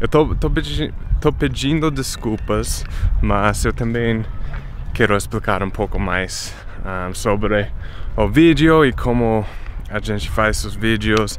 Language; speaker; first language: Portuguese; non-native, fluent; English